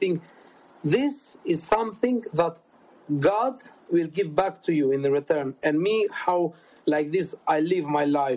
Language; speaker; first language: English; non-native, fluent; Albanian